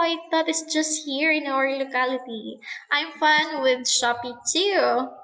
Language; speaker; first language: English; non-native, fluent; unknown